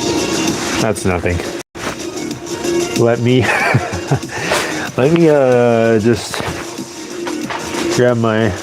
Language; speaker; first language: English; native; English